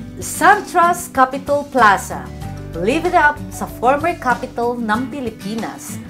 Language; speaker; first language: Filipino; native; Filipino